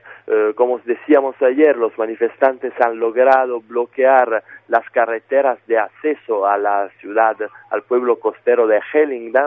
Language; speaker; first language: Spanish; native; Spanish